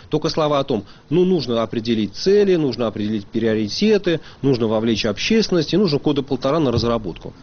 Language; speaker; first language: Russian; native; Russian